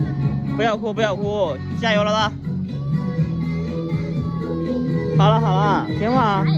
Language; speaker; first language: Chinese; native; Chinese